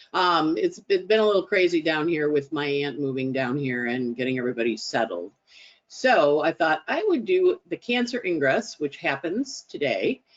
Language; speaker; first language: English; native; English